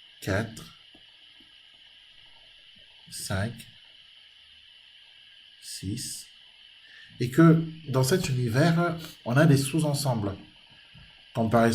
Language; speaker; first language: French; native; French